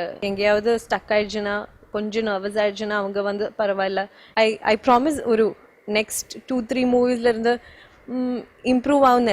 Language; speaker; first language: Tamil; non-native, learner; Malayalam